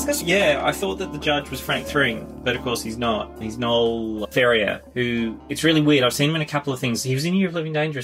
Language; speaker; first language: English; native; English